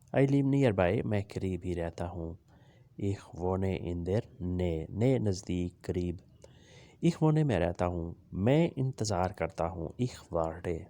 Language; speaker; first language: Urdu; native; Urdu